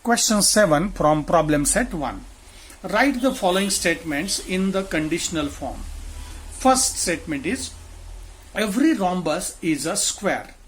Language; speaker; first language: English; non-native, local second language; Marathi